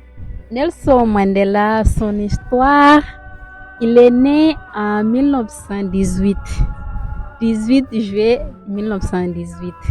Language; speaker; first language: French; non-native, learner; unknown